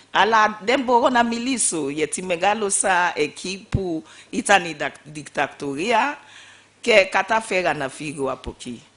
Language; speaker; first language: Greek; non-native, fluent; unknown